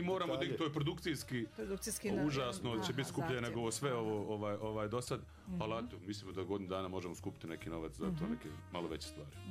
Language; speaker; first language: Serbian; native; Serbian